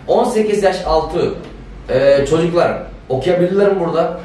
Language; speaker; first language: Turkish; non-native, fluent; Urdu